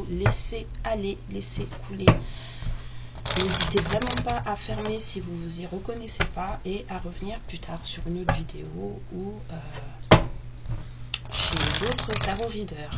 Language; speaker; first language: French; native; French